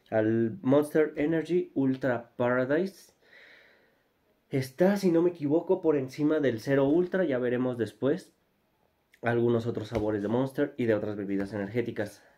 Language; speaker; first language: Spanish; native; Spanish